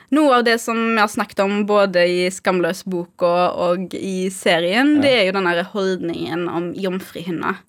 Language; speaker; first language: Norwegian; native; Norwegian